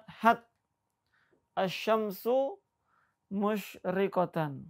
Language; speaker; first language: Arabic; non-native, fluent; Indonesian